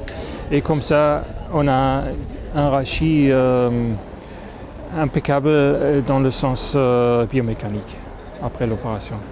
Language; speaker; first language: French; non-native, fluent; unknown